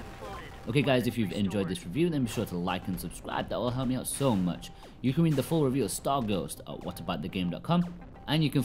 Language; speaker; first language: English; native; English